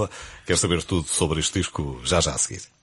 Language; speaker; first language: Portuguese; native; Portuguese